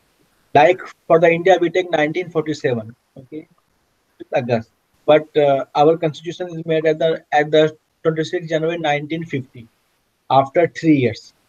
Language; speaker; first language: English; non-native, fluent; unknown